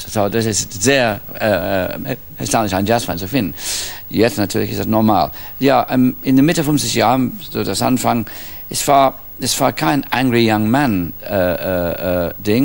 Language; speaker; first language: German; non-native, fluent; English